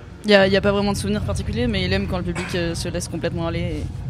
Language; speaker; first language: French; native; French